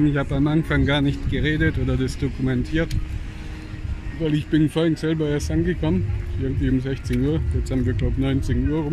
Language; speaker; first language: German; native; German